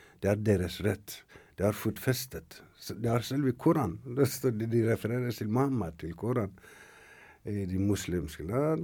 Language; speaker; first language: Norwegian; non-native, fluent; Persian